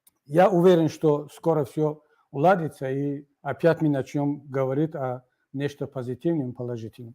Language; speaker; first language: Russian; non-native, local second language; Tajik